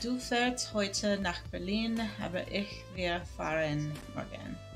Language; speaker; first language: German; non-native, learner; Spanish